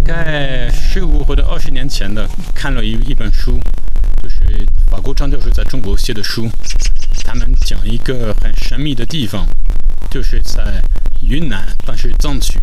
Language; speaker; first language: Chinese; non-native, fluent; French